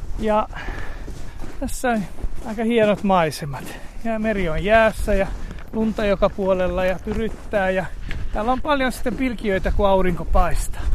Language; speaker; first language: Finnish; non-native, fluent; Hungarian